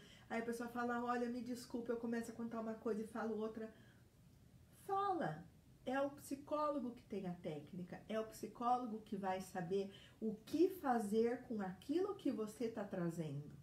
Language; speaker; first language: Portuguese; native; Portuguese